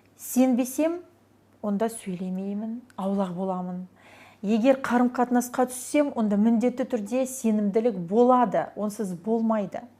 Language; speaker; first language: Kazakh; non-native, local second language; Russian